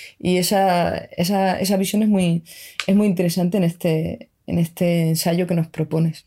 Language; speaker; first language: Spanish; native; Spanish